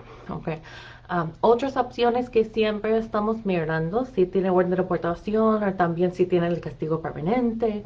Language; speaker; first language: Spanish; non-native, fluent; English